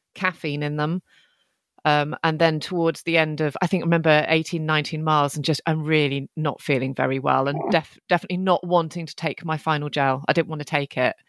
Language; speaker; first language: English; native; English